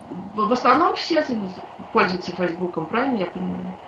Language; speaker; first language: Russian; native; Russian